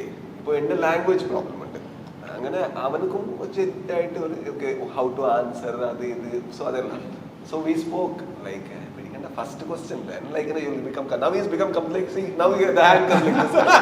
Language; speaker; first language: Malayalam; non-native, learner; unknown